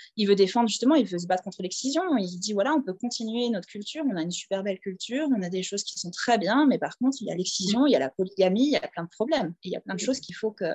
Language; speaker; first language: French; native; French